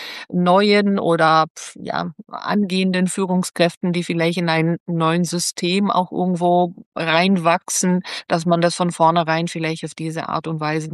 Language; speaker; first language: German; native; German